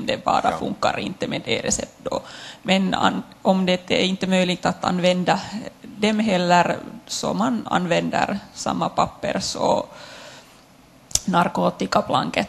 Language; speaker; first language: Swedish; non-native, local second language; Finnish